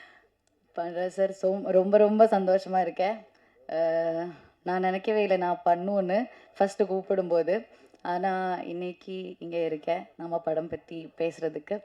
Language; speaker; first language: Tamil; non-native, fluent; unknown